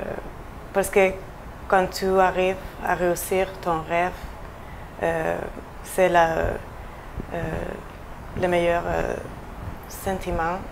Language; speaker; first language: French; non-native, fluent; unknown